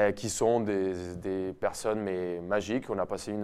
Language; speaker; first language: French; non-native, fluent; Spanish